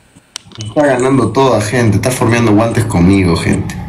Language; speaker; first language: Spanish; native; Spanish